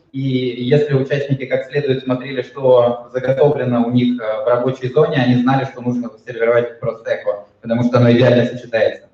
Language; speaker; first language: Russian; native; Russian